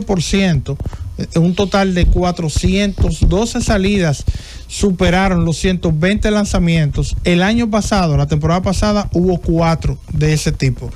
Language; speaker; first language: Spanish; native; Spanish